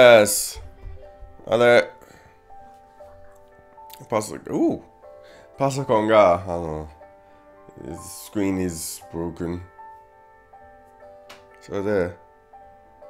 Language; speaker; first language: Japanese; non-native, learner; English